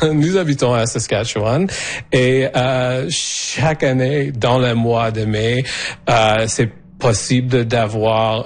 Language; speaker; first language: French; non-native, fluent; English